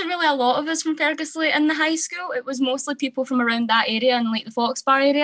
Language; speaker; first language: English; native; English